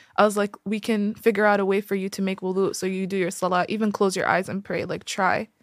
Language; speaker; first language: English; early bilingual, other home language; Tigrinya